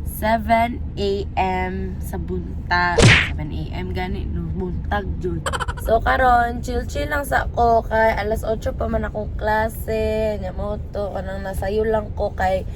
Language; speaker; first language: Cebuano; non-native, local second language; Filipino